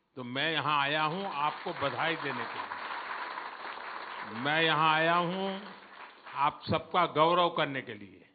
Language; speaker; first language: Hindi; non-native, local second language; Gujarati